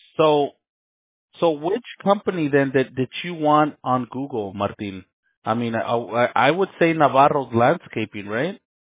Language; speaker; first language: English; early bilingual, other home language; Spanish